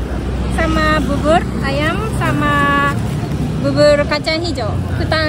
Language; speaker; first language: Indonesian; non-native, learner; Japanese